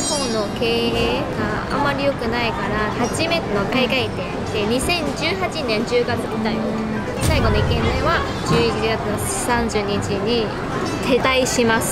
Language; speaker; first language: Japanese; non-native, fluent; Chinese